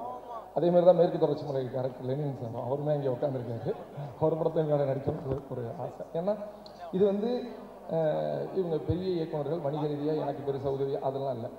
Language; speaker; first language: Tamil; native; Tamil